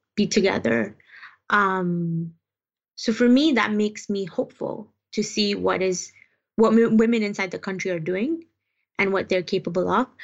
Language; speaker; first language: English; non-native, local second language; Uzbek